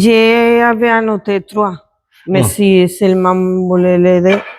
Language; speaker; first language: French; non-native, learner; Spanish